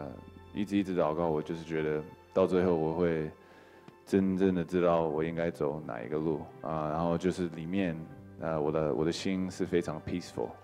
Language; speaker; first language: Chinese; early bilingual, heritage; English